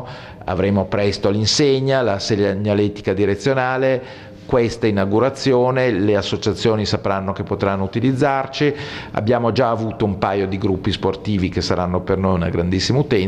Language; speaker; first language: Italian; native; Italian